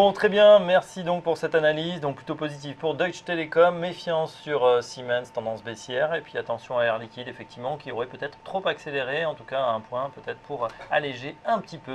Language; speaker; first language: French; native; French